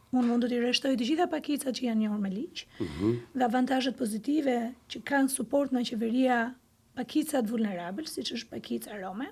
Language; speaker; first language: Albanian; non-native, local second language; Greek